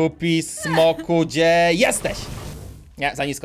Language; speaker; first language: Polish; native; Polish